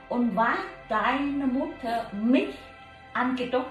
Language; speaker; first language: German; non-native, learner; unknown